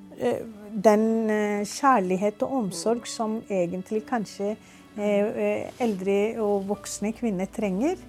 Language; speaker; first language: Norwegian; non-native, fluent; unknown